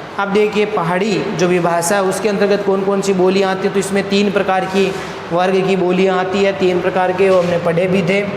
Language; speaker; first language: Hindi; native; Hindi